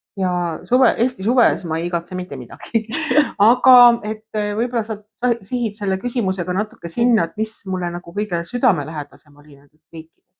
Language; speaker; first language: Estonian; native; Estonian